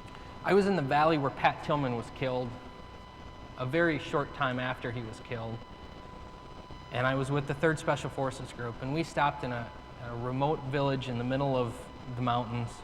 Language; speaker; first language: English; native; English